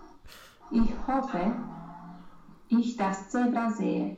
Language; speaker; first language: German; non-native, learner; Romanian